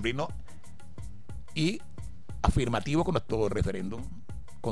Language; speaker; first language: Spanish; native; Spanish